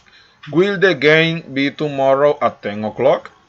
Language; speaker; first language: English; non-native, learner; Spanish